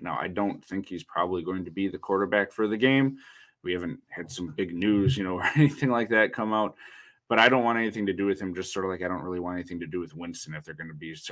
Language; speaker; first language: English; native; English